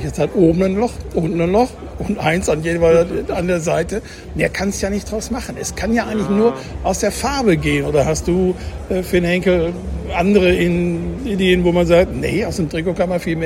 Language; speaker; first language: German; native; German